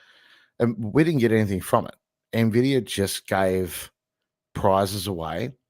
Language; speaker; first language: English; native; English